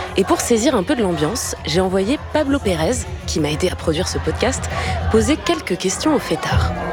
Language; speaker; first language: French; native; French